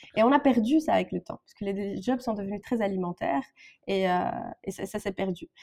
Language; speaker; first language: French; non-native, local second language; Arabic